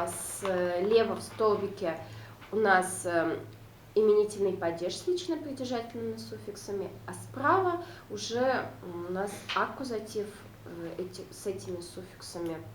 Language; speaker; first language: Russian; non-native, local second language; Udmurt